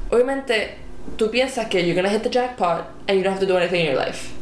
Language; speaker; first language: English; non-native, local second language; Spanish